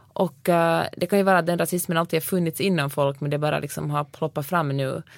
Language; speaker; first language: Swedish; native; Swedish